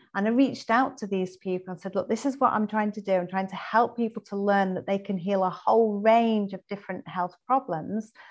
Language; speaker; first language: English; native; English